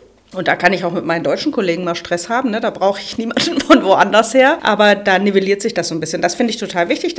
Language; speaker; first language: German; native; German